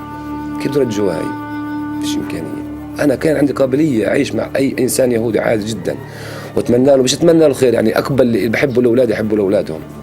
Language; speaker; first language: Arabic; native; Arabic